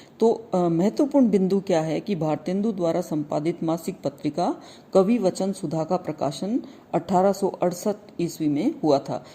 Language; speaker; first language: Hindi; native; Hindi